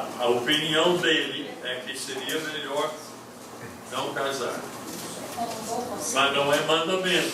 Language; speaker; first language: Portuguese; non-native, fluent; English